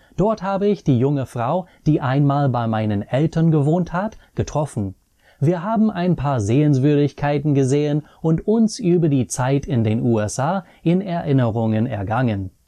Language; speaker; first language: German; non-native, fluent; English